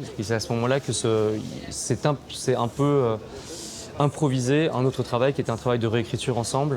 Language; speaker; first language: French; native; French